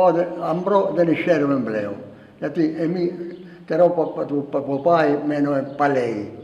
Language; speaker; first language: Greek; early bilingual, heritage; Greek